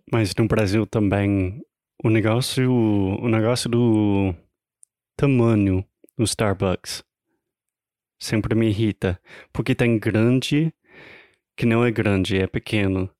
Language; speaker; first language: Portuguese; non-native, fluent; English